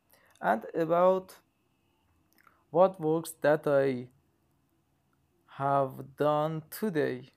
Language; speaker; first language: English; non-native, learner; Persian